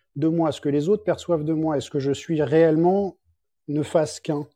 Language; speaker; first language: French; native; French